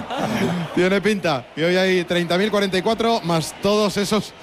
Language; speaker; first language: Spanish; native; Spanish